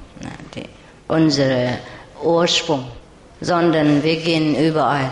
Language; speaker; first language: German; non-native, learner; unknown